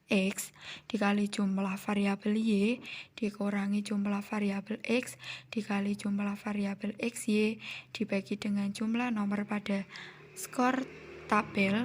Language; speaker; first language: Indonesian; native; Indonesian